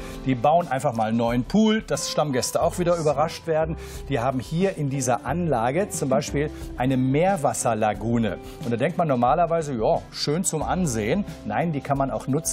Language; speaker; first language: German; native; German